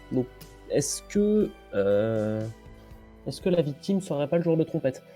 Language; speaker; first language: French; native; French